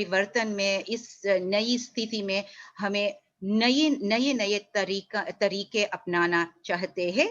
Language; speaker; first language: Hindi; early bilingual, heritage; Hindi